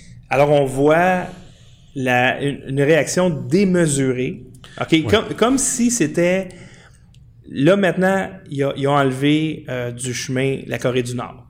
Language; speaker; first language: French; native; French